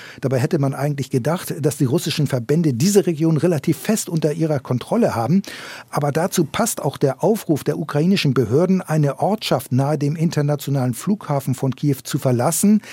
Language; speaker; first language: German; native; German